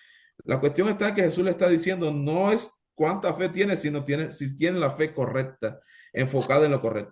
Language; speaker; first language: Spanish; native; Spanish